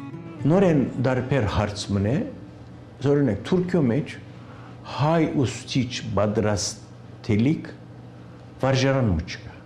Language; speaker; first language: Armenian; native; Armenian